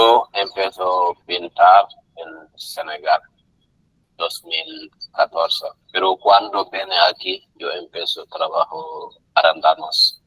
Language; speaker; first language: Spanish; non-native, learner; Wolof